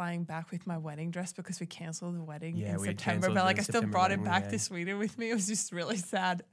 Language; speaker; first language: English; non-native, fluent; Swedish